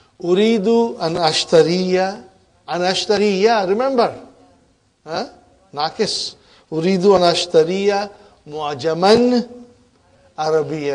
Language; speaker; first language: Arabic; non-native, fluent; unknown